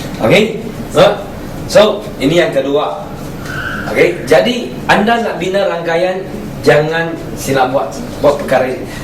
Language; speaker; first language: Malay; non-native, local second language; Chinese